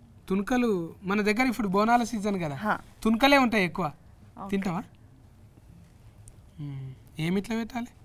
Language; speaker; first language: Telugu; native; Telugu